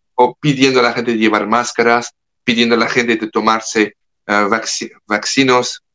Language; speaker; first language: Spanish; non-native, fluent; French